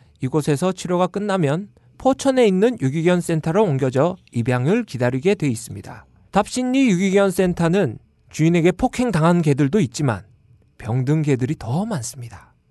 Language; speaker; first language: Korean; native; Korean